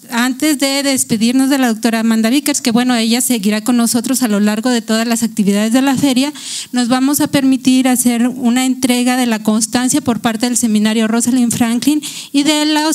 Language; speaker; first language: Spanish; native; Spanish